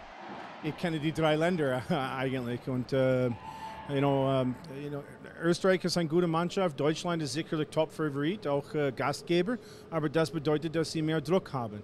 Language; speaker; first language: German; non-native, fluent; English